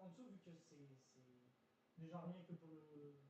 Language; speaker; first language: French; native; French